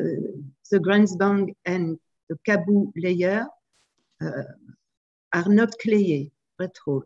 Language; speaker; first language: English; non-native, fluent; French